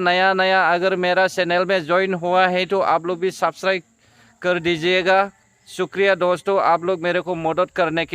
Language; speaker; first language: Hindi; non-native, local second language; Bodo